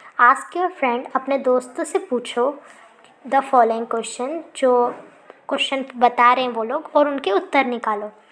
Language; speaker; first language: Hindi; native; Hindi